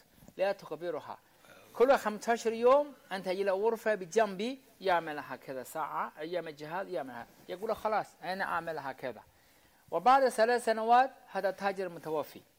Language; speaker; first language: Arabic; non-native, learner; Chinese